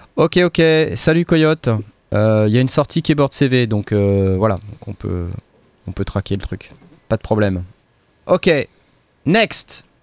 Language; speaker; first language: French; native; French